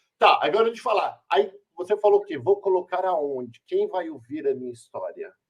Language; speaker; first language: Portuguese; native; Portuguese